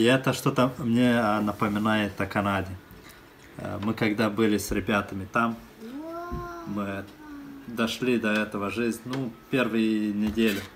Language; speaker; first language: Russian; non-native, fluent; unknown